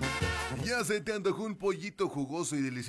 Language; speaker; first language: Spanish; native; Spanish